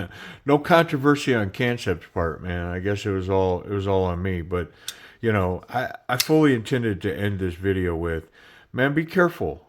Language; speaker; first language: English; native; English